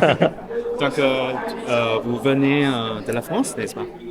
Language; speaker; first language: French; non-native, learner; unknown